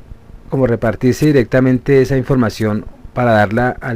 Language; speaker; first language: Spanish; native; Spanish